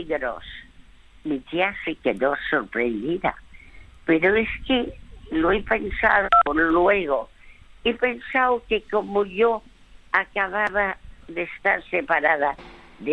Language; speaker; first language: Spanish; early bilingual, other home language; French